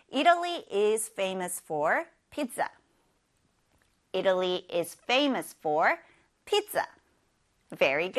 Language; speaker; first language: English; non-native, fluent; Korean